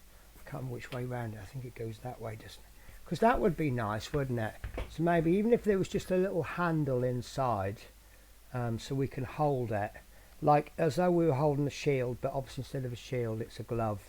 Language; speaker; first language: English; native; English